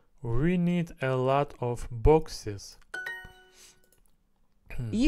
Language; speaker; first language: English; non-native, learner; Russian